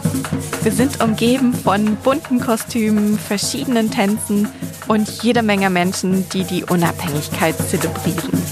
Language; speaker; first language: German; native; German